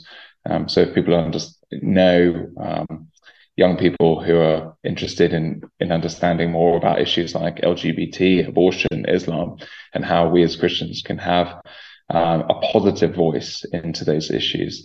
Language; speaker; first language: English; native; English